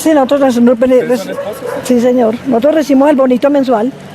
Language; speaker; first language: Spanish; native; Spanish